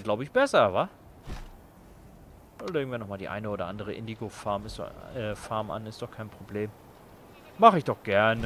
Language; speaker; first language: German; native; German